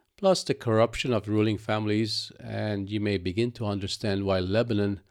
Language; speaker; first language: English; non-native, fluent; Arabic